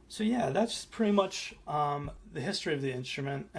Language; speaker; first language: English; native; English